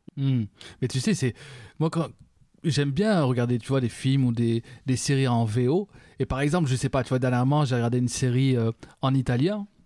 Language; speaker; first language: French; native; French